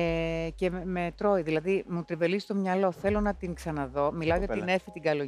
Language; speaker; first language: Greek; native; Greek